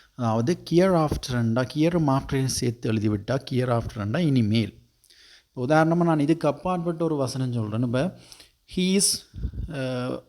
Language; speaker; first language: Tamil; native; Tamil